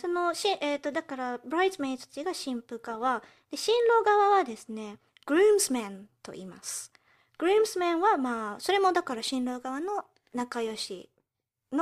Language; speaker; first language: Japanese; early bilingual, heritage; Japanese